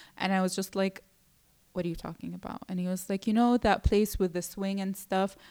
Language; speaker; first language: English; early bilingual, other home language; Arabic